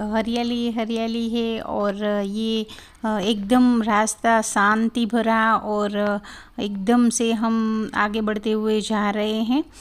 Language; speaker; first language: Hindi; non-native, local second language; Gujarati